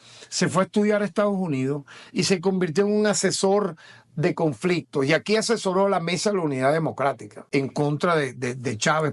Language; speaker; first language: Spanish; native; Spanish